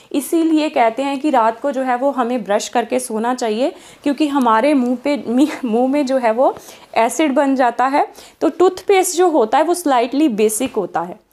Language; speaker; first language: Hindi; non-native, local second language; Punjabi